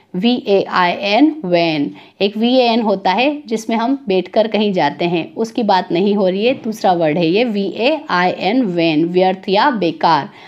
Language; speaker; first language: Hindi; native; Hindi